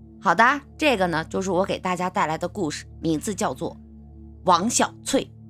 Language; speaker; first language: Chinese; native; Chinese